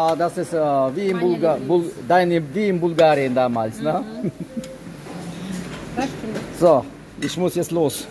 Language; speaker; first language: German; non-native, fluent; Russian